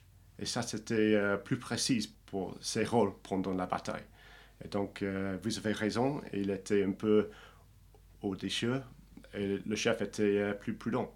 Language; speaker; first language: French; non-native, fluent; English